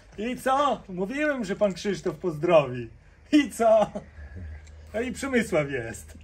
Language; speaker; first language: Polish; native; Polish